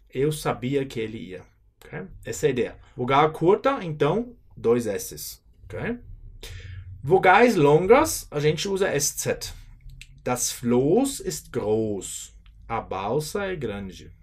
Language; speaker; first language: Portuguese; non-native, fluent; German